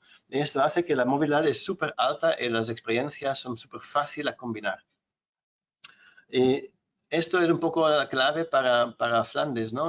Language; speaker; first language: Spanish; non-native, fluent; Dutch